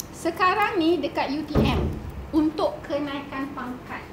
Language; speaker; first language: Malay; native; Malay